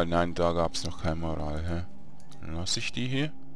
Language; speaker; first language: German; native; German